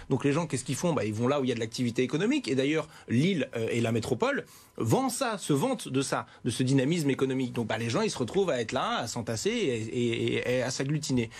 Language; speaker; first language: French; native; French